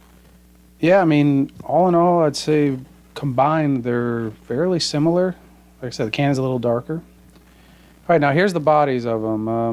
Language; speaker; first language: English; native; English